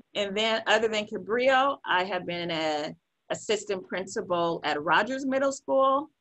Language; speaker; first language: English; native; English